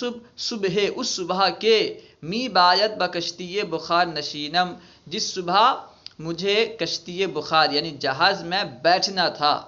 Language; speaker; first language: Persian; non-native, fluent; Urdu